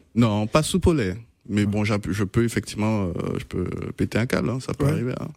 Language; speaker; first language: French; native; French